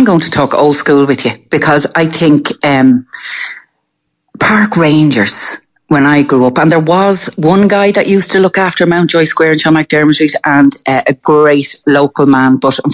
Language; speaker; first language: English; native; English